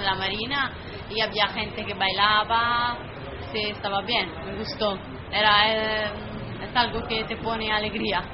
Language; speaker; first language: Spanish; non-native, fluent; Italian